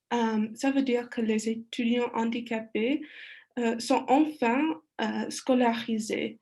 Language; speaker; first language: French; non-native, learner; English